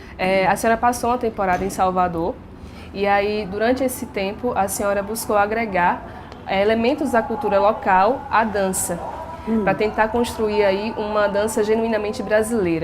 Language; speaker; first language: Portuguese; native; Portuguese